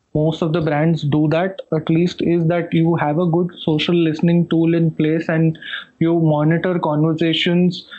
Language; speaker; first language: English; non-native, local second language; Hindi